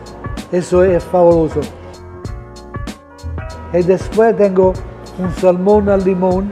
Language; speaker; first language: Spanish; non-native, fluent; Italian